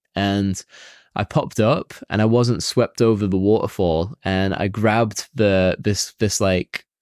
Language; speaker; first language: English; native; English